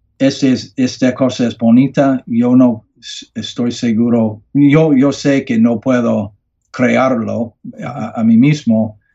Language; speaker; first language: Spanish; non-native, learner; English